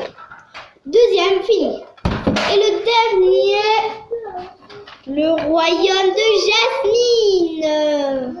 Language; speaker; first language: French; native; French